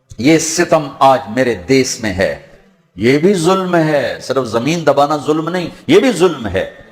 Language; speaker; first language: Urdu; non-native, local second language; Punjabi